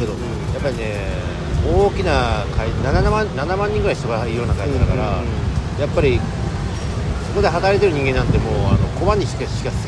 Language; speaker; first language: Japanese; native; Japanese